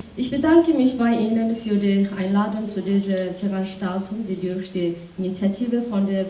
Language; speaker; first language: German; non-native, fluent; Mongolian